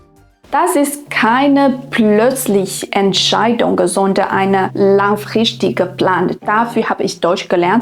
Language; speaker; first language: German; non-native, fluent; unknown